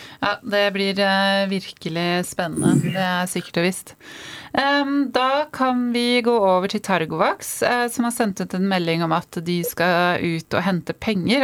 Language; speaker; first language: Norwegian; native; Norwegian